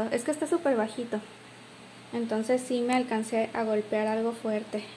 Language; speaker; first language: Spanish; native; Spanish